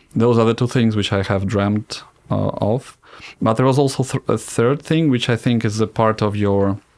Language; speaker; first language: English; non-native, fluent; Russian